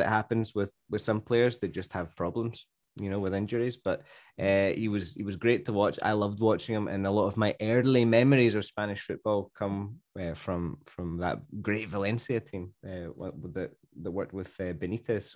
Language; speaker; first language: English; native; English